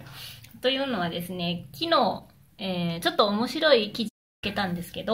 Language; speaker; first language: Japanese; native; Japanese